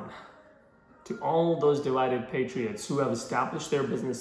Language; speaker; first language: English; non-native, local second language; Urdu